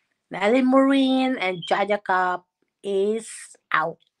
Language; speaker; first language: English; non-native, local second language; Filipino